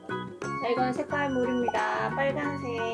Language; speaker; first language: Korean; native; Korean